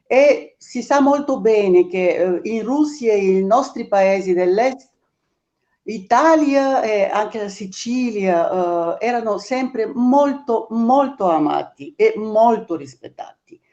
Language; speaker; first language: Italian; non-native, fluent; Bulgarian